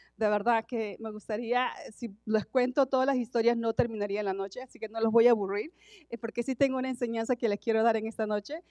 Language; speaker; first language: Spanish; native; Spanish